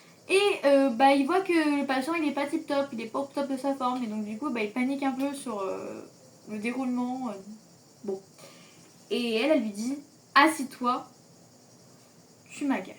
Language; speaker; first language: French; native; French